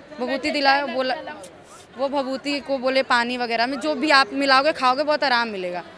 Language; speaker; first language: Hindi; native; Hindi